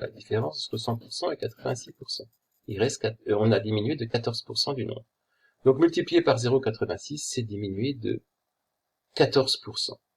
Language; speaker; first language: French; native; French